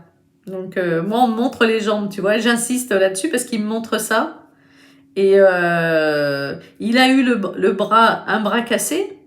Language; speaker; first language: French; native; French